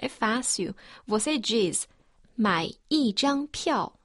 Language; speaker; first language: Portuguese; non-native, fluent; Chinese